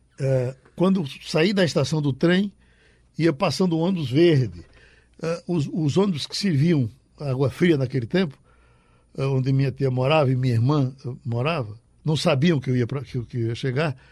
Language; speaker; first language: Portuguese; native; Portuguese